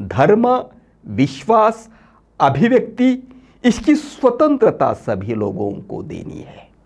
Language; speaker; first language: Hindi; non-native, local second language; Marathi